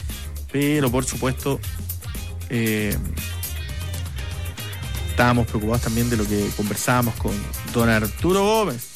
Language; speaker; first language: Spanish; native; Spanish